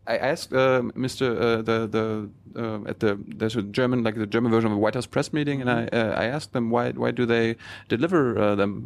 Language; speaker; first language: English; non-native, fluent; German